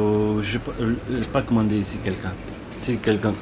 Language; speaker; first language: French; non-native, learner; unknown